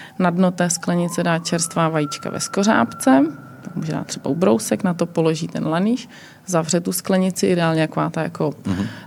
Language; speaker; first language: Czech; native; Czech